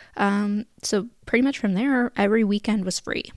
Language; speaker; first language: English; native; English